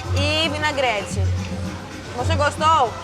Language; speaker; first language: Portuguese; non-native, fluent; Greek